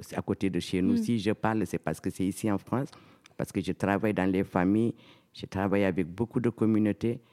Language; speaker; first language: French; non-native, local second language; Fula